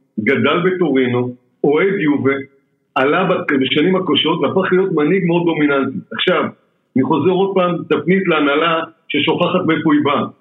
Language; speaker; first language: Hebrew; native; Hebrew